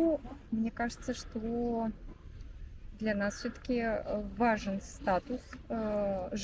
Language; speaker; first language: Russian; native; Russian